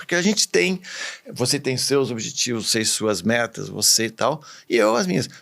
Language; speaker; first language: Portuguese; early bilingual, other home language; English